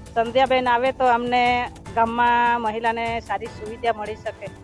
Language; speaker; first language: Gujarati; non-native, local second language; Vasavi